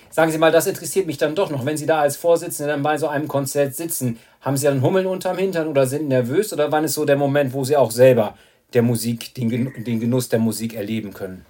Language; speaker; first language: German; native; German